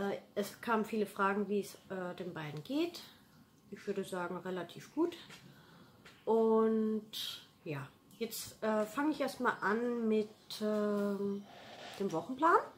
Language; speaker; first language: German; native; German